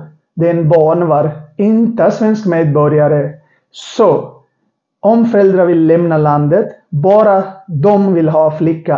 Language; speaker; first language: Swedish; non-native, learner; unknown